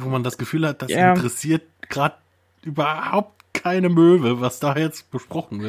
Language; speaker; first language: German; native; German